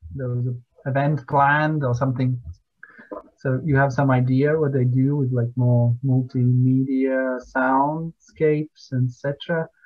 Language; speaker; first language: English; non-native, fluent; Latvian